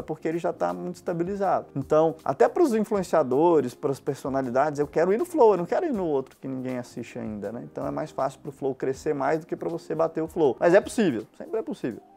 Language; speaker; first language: Portuguese; native; Portuguese